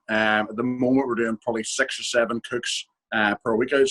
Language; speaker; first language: English; native; English